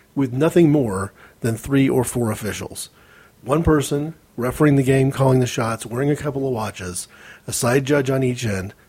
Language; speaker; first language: English; native; English